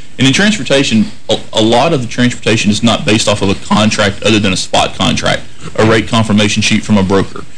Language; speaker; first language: English; native; English